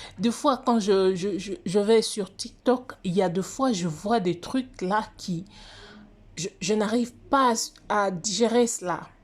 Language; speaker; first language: French; non-native, local second language; Lingala